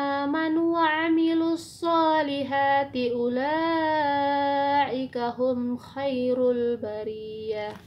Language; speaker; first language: Arabic; non-native, learner; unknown